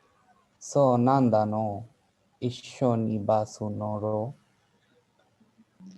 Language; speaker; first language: Japanese; non-native, learner; Filipino